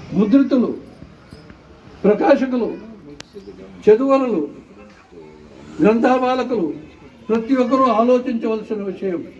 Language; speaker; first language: Telugu; native; Telugu